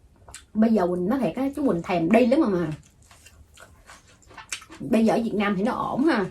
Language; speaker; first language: Vietnamese; native; Vietnamese